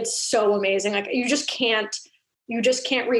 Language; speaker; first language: English; native; English